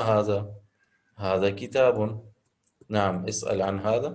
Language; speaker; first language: Arabic; non-native, fluent; Urdu